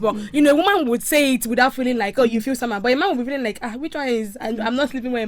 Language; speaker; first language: English; non-native, local second language; Yoruba